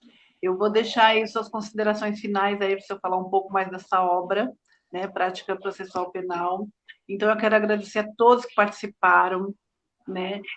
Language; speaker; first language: Portuguese; native; Portuguese